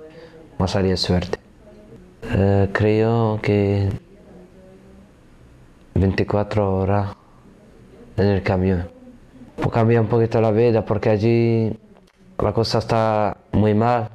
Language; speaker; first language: Spanish; non-native, learner; Arabic